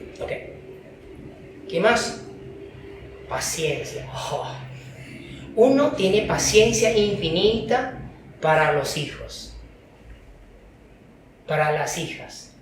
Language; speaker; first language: Spanish; non-native, fluent; Chinese